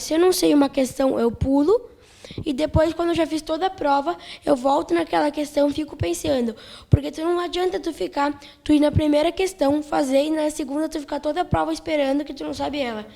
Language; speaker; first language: Portuguese; native; Portuguese